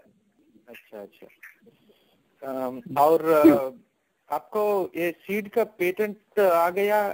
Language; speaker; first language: Hindi; non-native, local second language; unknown